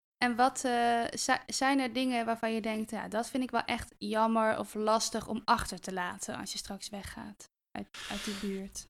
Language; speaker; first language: Dutch; native; Dutch